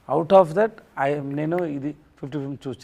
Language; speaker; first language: Telugu; non-native, learner; Tamil